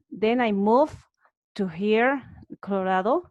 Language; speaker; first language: English; non-native, learner; Spanish